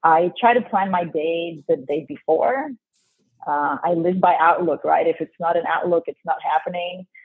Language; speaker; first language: English; non-native, fluent; Spanish